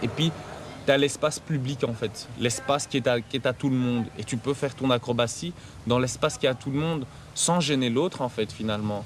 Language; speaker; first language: French; early bilingual, other home language; Lingala